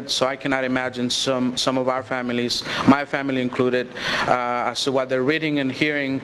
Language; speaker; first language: English; early bilingual, other home language; Spanish